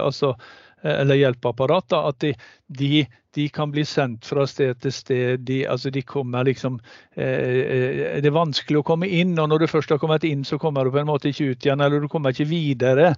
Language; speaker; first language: Norwegian; native; Norwegian